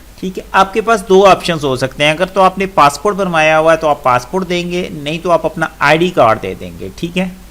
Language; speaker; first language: Urdu; non-native, local second language; Punjabi